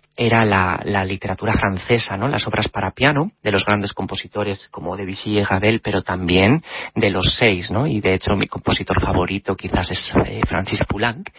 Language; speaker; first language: Spanish; native; Spanish